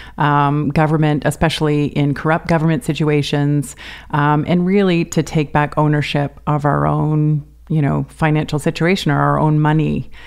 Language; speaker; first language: English; native; English